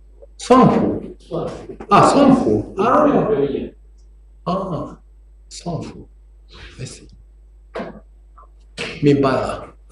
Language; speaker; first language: Chinese; non-native, learner; Japanese